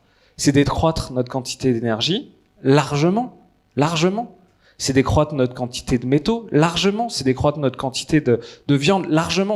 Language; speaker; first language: French; native; French